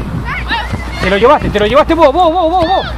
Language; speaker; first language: Spanish; native; Spanish